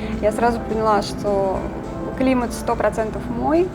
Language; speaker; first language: Russian; native; Russian